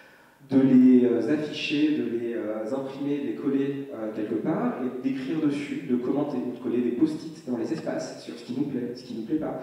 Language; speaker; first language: French; native; French